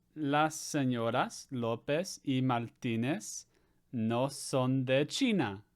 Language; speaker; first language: Spanish; non-native, learner; English